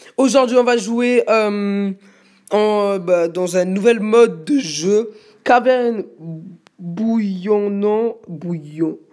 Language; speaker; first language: French; native; French